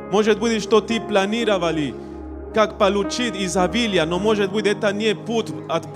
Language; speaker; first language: Russian; non-native, learner; Spanish